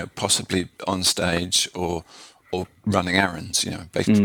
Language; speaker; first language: English; native; English